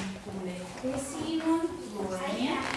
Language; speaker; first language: Estonian; non-native, local second language; Russian